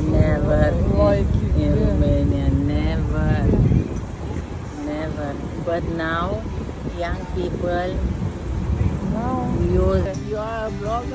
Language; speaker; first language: English; non-native, learner; Romanian